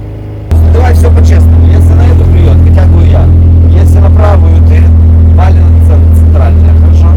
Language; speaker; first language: Russian; native; Russian